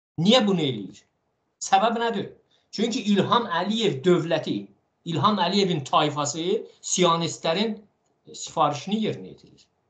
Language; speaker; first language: Azerbaijani; non-native, local second language; Talysh